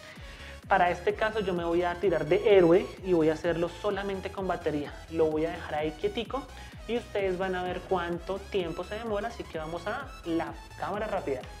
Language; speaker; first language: Spanish; native; Spanish